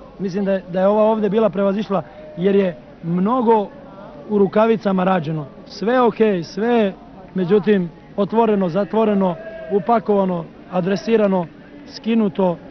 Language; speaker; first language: Serbian; native; Serbian